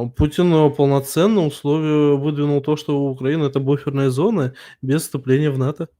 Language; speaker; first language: Russian; native; Russian